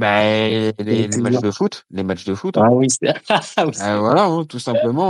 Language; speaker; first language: French; native; French